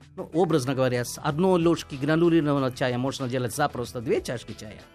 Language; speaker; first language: Russian; non-native, fluent; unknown